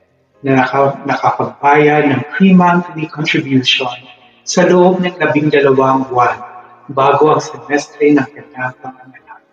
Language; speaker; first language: Filipino; native; Filipino